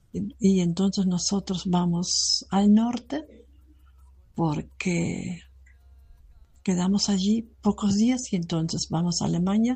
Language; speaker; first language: Spanish; non-native, fluent; German